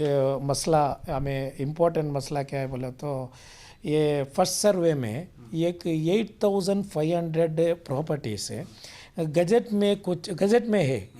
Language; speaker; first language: Hindi; non-native, local second language; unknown